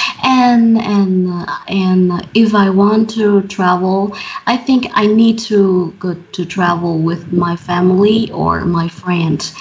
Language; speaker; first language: English; non-native, learner; Vietnamese